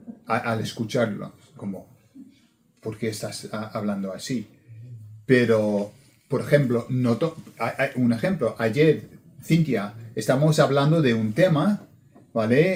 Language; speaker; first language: Spanish; non-native, fluent; English